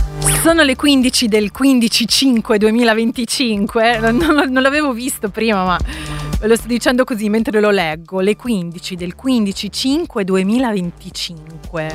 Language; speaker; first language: Italian; native; Italian